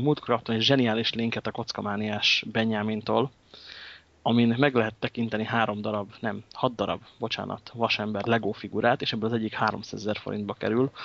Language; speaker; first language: Hungarian; native; Hungarian